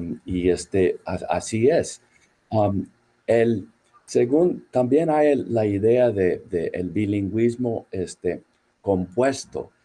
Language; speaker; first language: Spanish; non-native, fluent; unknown